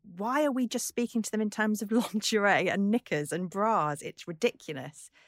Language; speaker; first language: English; native; English